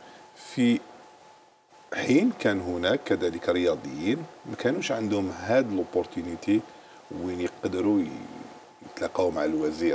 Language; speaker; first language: Arabic; native; Arabic